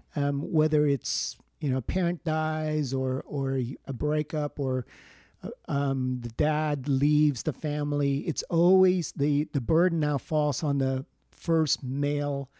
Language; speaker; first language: English; early bilingual, other home language; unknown